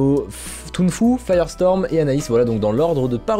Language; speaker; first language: French; native; French